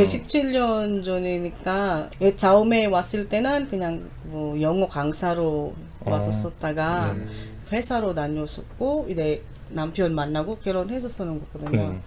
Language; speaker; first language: Korean; non-native, learner; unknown